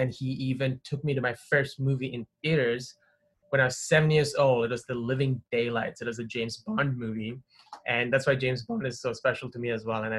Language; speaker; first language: English; non-native, local second language; Tamil